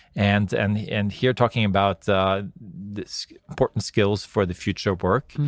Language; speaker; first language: English; non-native, fluent; Norwegian